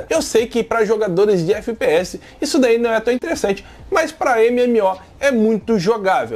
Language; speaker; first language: Portuguese; native; Portuguese